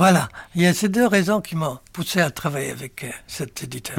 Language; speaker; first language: French; non-native, local second language; Arabic